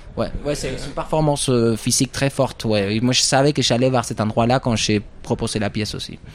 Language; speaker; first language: French; non-native, fluent; Spanish